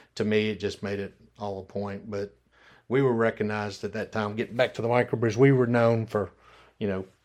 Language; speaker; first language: English; native; English